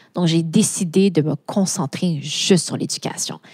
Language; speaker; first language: French; native; French